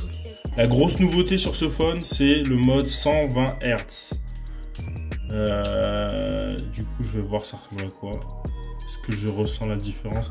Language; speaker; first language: French; native; French